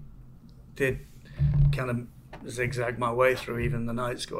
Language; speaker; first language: English; native; English